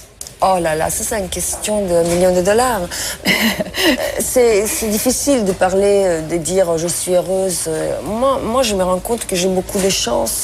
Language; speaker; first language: French; non-native, fluent; Italian